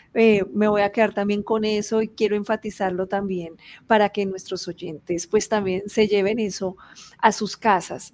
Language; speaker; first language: Spanish; native; Spanish